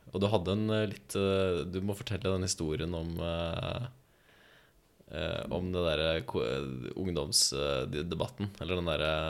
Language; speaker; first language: Norwegian; native; Norwegian